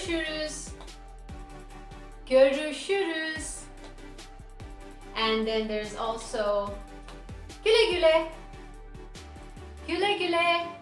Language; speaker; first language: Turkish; non-native, fluent; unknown